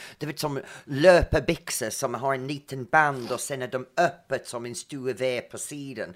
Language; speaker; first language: Swedish; non-native, fluent; English